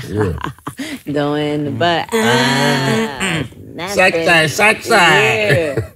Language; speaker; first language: English; native; English